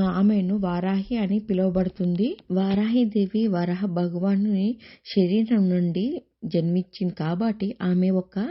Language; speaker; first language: Telugu; native; Telugu